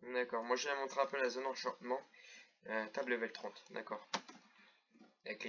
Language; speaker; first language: French; native; French